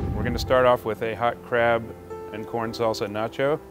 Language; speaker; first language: English; native; English